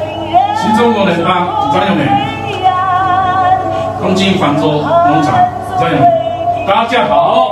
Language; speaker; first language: Chinese; non-native, learner; Japanese